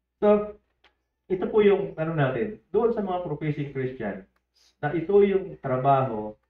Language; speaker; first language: Filipino; native; Filipino